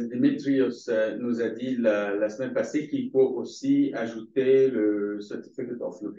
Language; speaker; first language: French; non-native, fluent; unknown